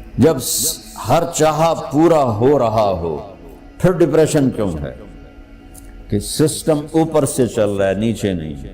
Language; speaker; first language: Urdu; non-native, local second language; Punjabi